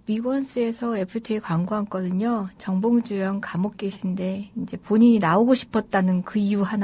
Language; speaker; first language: Korean; native; Korean